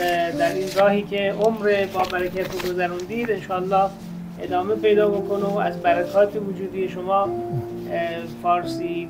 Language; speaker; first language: Persian; native; Persian